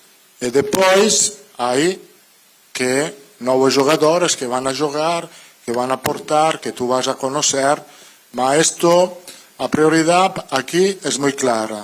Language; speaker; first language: Spanish; non-native, fluent; Italian